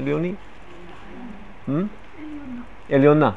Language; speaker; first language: Hebrew; non-native, fluent; English